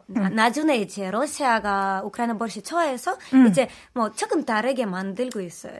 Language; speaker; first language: Korean; non-native, fluent; Ukrainian